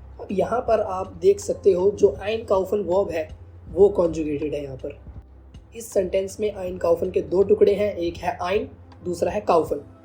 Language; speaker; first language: Hindi; native; Hindi